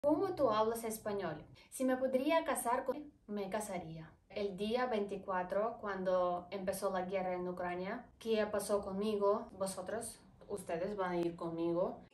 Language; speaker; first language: Spanish; non-native, fluent; Ukrainian